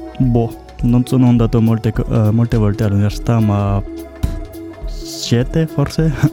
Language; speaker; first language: Italian; non-native, learner; French